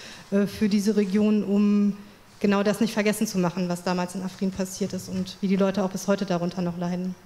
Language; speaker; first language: German; native; German